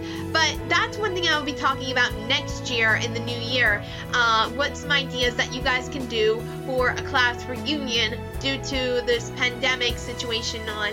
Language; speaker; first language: English; native; English